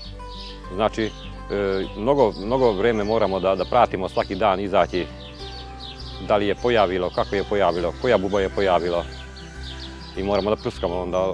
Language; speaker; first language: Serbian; non-native, local second language; Hungarian